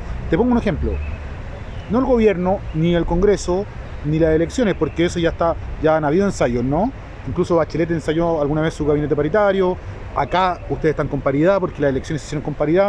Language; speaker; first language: Spanish; native; Spanish